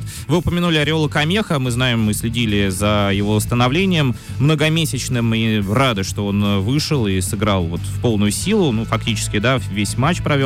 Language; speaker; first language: Russian; native; Russian